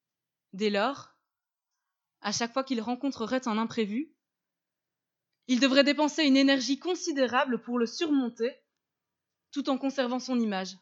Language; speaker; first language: French; native; French